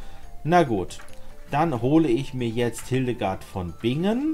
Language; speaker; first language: German; native; German